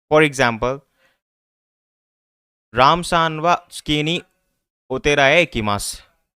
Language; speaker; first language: Japanese; non-native, fluent; Hindi